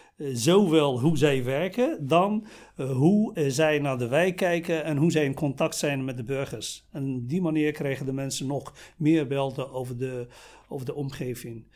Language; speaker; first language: Dutch; non-native, fluent; Arabic